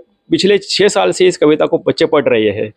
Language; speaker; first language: Hindi; non-native, local second language; Marathi